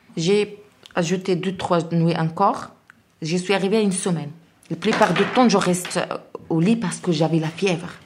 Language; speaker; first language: French; non-native, learner; Arabic